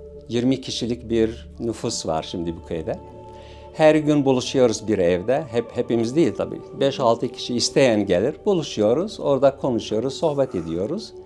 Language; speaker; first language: Turkish; non-native, local second language; Syriac